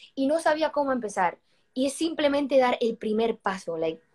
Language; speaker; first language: Spanish; native; Spanish